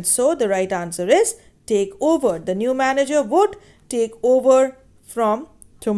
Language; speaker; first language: English; non-native, local second language; Hindi